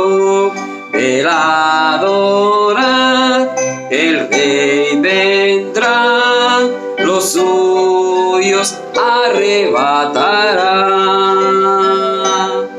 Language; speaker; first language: Spanish; native; Spanish